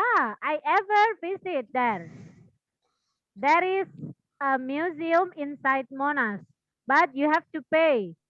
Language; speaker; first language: English; non-native, fluent; Indonesian